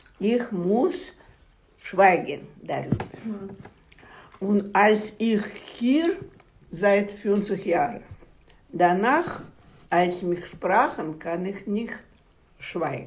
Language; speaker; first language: German; non-native, learner; Russian